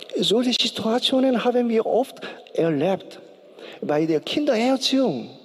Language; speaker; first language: German; non-native, learner; Korean